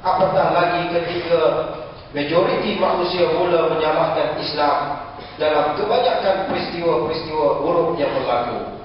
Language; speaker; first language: Malay; native; Malay